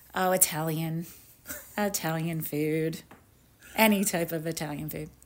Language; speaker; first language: English; native; English